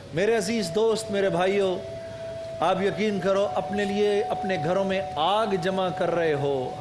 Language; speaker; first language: Urdu; native; Urdu